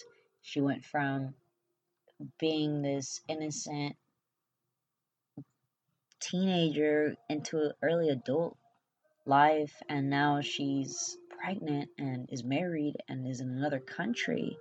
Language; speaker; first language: English; early bilingual, other home language; Spanish